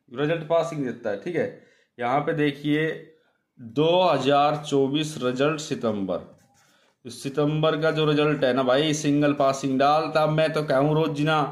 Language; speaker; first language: Hindi; native; Hindi